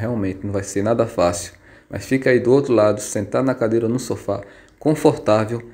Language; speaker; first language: Portuguese; native; Portuguese